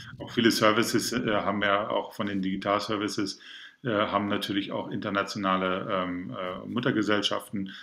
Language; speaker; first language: German; native; German